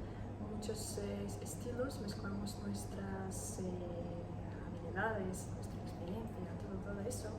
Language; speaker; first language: Spanish; non-native, learner; Ukrainian